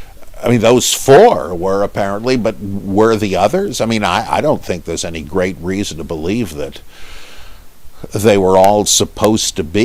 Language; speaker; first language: English; native; English